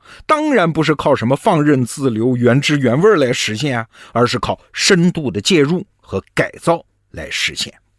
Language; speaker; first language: Chinese; native; Chinese